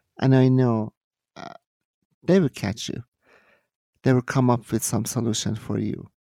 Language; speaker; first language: English; non-native, fluent; Persian